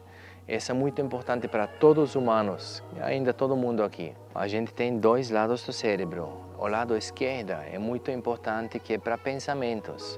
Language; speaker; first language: Portuguese; non-native, fluent; German